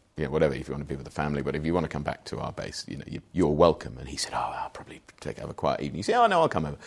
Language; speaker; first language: English; native; English